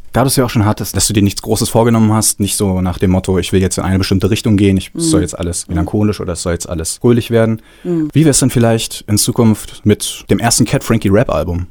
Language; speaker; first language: German; native; German